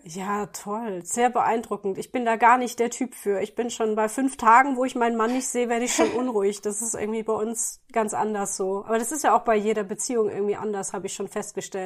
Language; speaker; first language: German; native; German